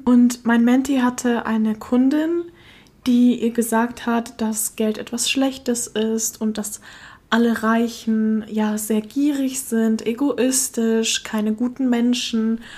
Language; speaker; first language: German; early bilingual, other home language; Russian